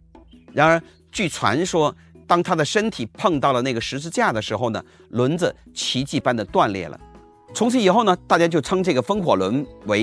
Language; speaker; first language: Chinese; native; Chinese